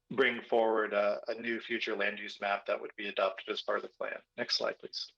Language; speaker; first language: English; native; English